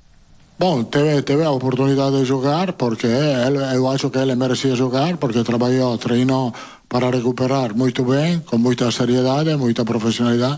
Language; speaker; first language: Portuguese; non-native, learner; Italian